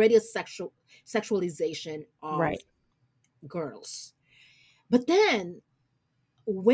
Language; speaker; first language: English; non-native, local second language; Filipino